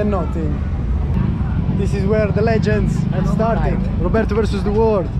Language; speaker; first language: English; non-native, fluent; Italian